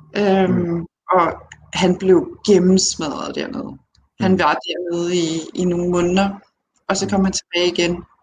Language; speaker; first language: Danish; early bilingual, other home language; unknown